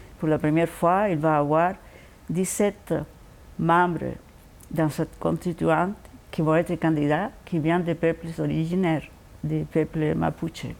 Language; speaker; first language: French; non-native, fluent; Spanish